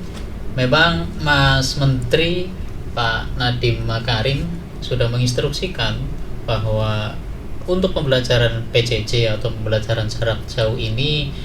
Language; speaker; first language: Indonesian; native; Indonesian